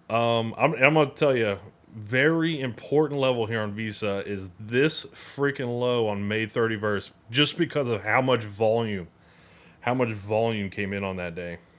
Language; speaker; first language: English; native; English